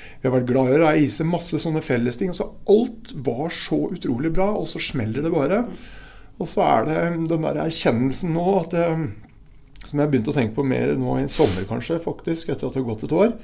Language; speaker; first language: Norwegian; native; Norwegian